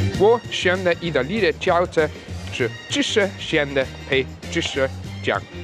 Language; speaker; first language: Chinese; non-native, fluent; German